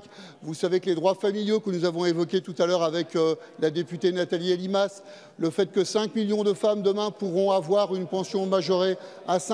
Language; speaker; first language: French; native; French